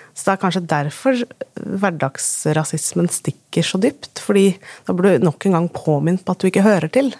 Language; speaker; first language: Norwegian; native; Norwegian